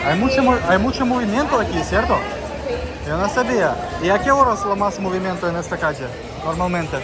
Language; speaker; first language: Spanish; non-native, learner; Russian